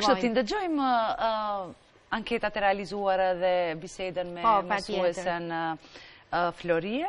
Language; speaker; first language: Albanian; native; Albanian